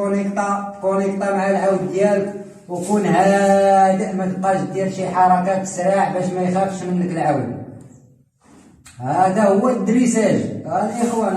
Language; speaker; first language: Arabic; native; Arabic